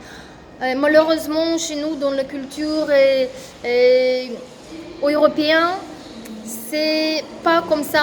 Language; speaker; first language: French; non-native, fluent; Russian